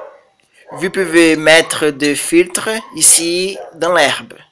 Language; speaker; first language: French; non-native, learner; Portuguese